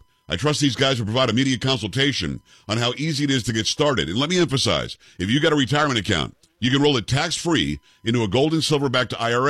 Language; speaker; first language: English; native; English